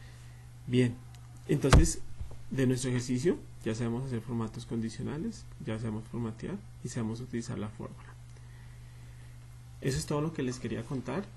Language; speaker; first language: Spanish; native; Spanish